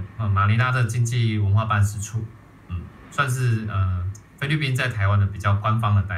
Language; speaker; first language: Chinese; native; Chinese